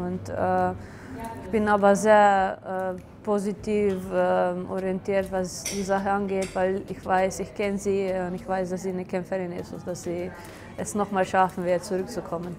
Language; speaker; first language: German; non-native, fluent; Slovenian